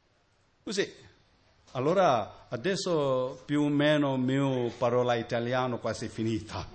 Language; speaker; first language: Italian; non-native, learner; Tibetan